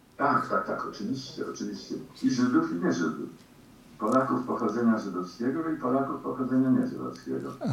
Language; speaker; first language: Polish; early bilingual, heritage; Polish